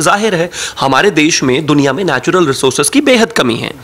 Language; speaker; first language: Hindi; native; Hindi